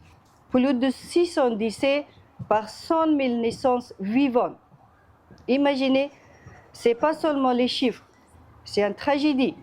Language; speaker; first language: French; non-native, fluent; Persian